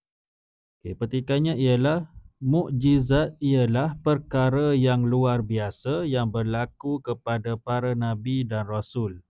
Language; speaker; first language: Malay; native; Malay